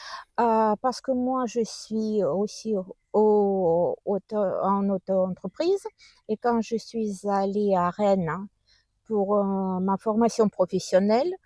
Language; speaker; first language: French; non-native, learner; Russian